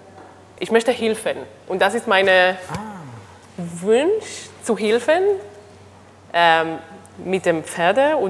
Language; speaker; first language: German; non-native, learner; Hebrew